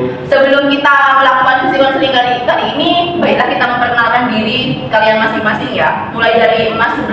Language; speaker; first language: Indonesian; native; Indonesian